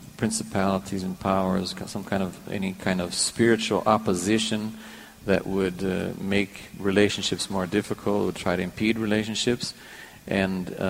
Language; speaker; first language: English; non-native, fluent; Portuguese